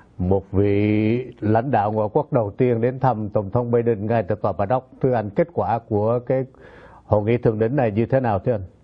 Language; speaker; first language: Vietnamese; native; Vietnamese